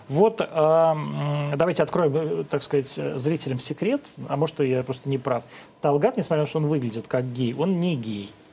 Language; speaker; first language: Russian; native; Russian